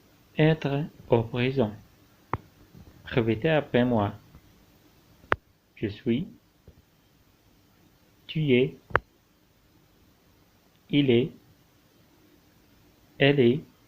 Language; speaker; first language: French; non-native, local second language; Arabic